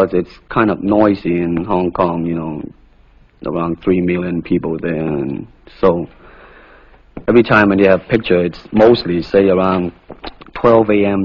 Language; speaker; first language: English; non-native, local second language; Cantonese